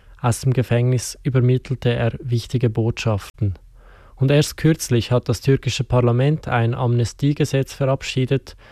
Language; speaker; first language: German; native; German